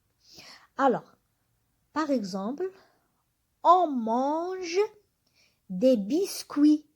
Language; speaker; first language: French; non-native, local second language; Arabic